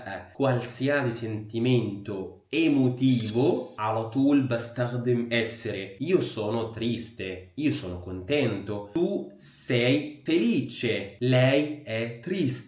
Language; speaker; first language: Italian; non-native, fluent; Arabic